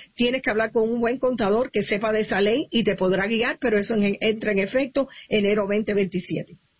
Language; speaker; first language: Spanish; early bilingual, heritage; Spanish